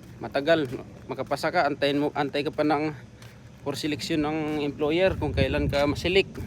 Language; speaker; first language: Filipino; native; Filipino